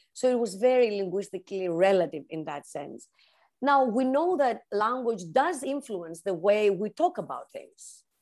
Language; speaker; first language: English; non-native, fluent; Greek